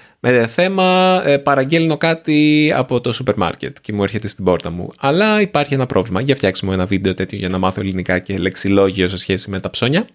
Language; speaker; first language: Greek; native; Greek